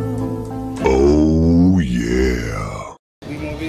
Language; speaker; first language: English; non-native, learner; Bangla